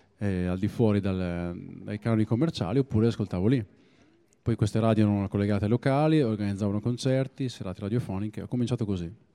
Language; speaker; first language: Italian; native; Italian